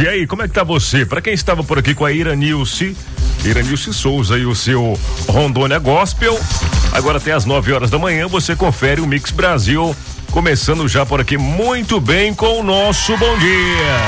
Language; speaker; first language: Portuguese; native; Portuguese